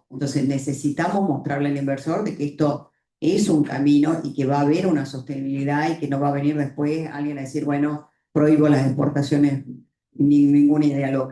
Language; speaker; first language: Spanish; native; Spanish